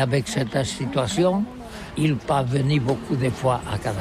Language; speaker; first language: French; non-native, learner; Catalan